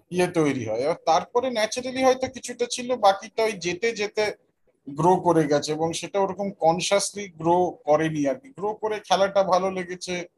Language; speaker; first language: Bangla; native; Bangla